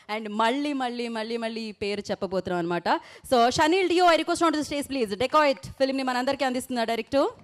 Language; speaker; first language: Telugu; native; Telugu